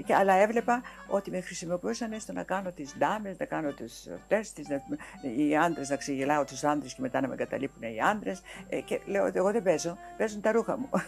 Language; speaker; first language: Greek; native; Greek